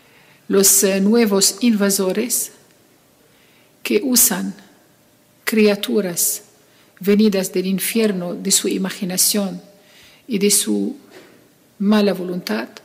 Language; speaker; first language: Spanish; non-native, fluent; Arabic